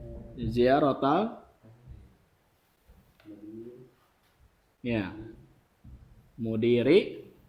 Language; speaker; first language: Arabic; non-native, fluent; Indonesian